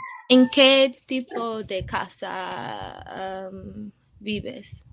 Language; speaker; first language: Spanish; non-native, learner; English